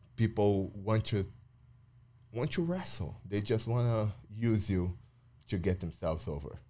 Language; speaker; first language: English; non-native, fluent; Portuguese